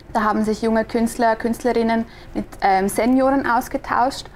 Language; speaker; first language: German; non-native, local second language; Swiss German